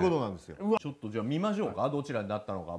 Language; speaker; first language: Japanese; native; Japanese